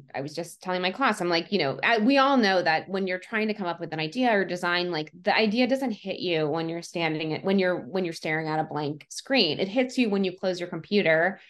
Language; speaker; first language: English; native; English